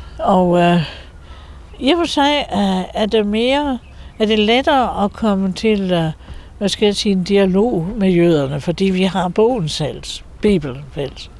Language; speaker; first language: Danish; native; Danish